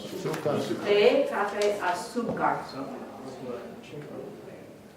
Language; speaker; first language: Spanish; non-native, fluent; English